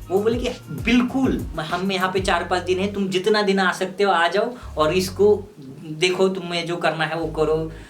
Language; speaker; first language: Hindi; non-native, local second language; Marathi